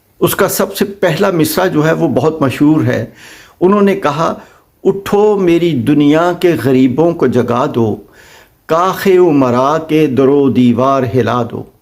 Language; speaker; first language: Urdu; non-native, local second language; Punjabi